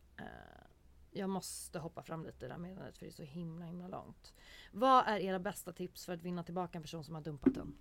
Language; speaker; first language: Swedish; native; Swedish